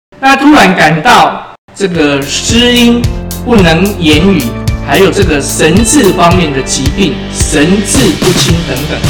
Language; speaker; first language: Chinese; native; Chinese